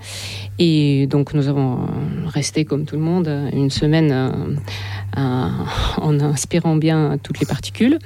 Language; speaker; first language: French; non-native, fluent; Russian